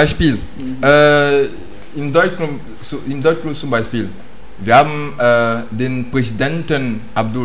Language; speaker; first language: German; non-native, learner; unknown